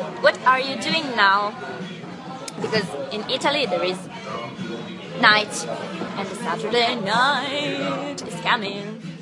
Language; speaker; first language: English; non-native, fluent; Italian